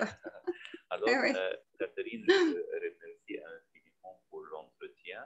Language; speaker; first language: French; non-native, fluent; Arabic